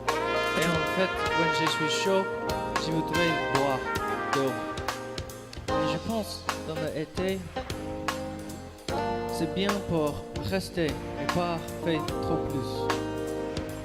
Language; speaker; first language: French; non-native, learner; English